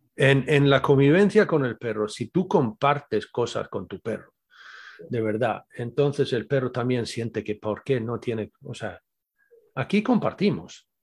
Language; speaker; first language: Spanish; native; Spanish